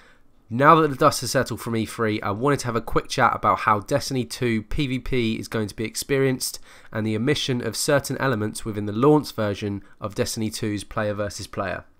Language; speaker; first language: English; native; English